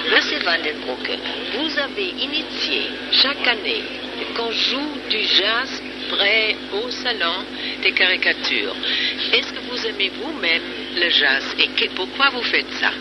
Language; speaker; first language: French; non-native, fluent; German